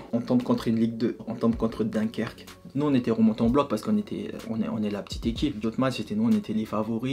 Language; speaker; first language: French; native; French